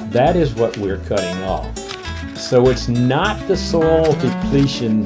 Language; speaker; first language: English; native; English